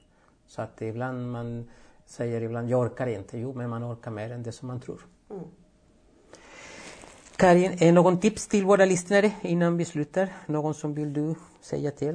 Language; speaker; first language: Swedish; non-native, fluent; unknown